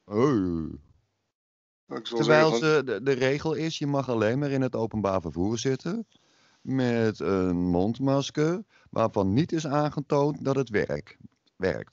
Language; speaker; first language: Dutch; native; Dutch